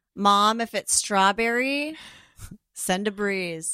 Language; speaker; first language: English; native; English